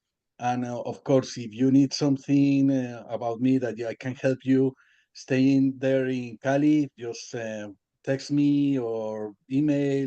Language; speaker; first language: English; non-native, learner; Spanish